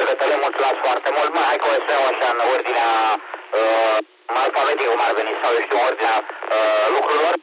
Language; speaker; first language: Romanian; native; Romanian